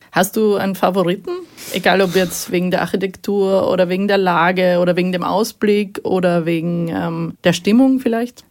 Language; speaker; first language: German; native; German